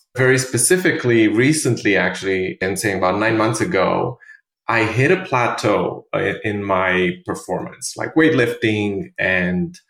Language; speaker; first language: English; non-native, fluent; Romanian